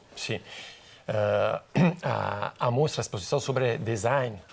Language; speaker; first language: Portuguese; non-native, fluent; Italian